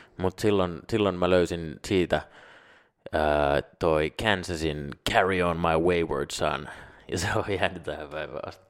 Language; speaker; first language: Finnish; non-native, local second language; Swedish